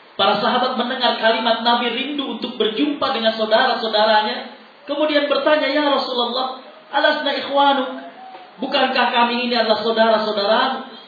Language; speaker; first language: Indonesian; native; Indonesian